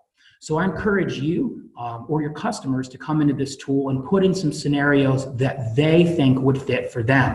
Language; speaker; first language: English; native; English